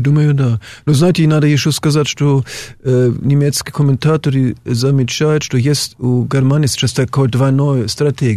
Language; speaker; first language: Russian; non-native, fluent; German